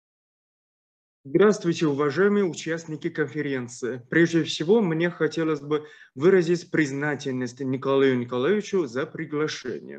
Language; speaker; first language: Russian; non-native, fluent; Chinese